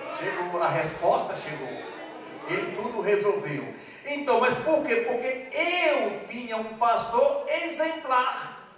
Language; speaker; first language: Portuguese; non-native, fluent; Malagasy